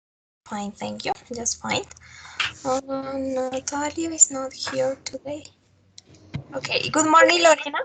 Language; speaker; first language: English; non-native, fluent; Spanish